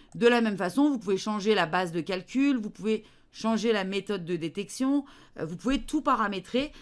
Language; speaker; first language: French; native; French